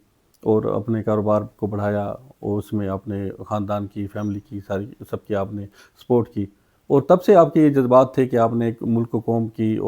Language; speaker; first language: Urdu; non-native, local second language; Punjabi